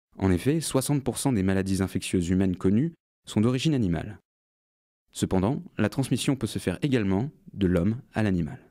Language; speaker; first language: French; native; French